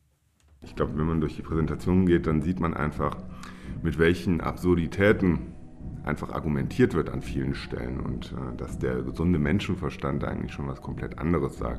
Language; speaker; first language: German; native; German